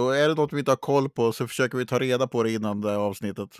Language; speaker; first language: Swedish; native; Swedish